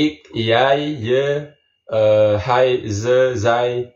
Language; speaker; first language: Dutch; non-native, fluent; Indonesian